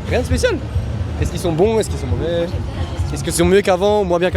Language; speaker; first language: French; native; French